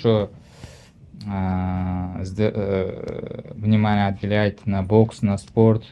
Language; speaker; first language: Russian; non-native, learner; Uzbek